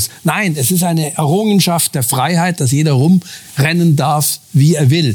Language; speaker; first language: German; native; German